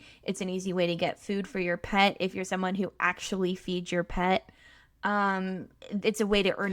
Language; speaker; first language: English; native; English